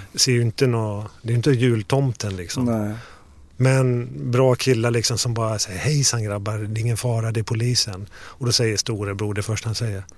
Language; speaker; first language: Swedish; native; Swedish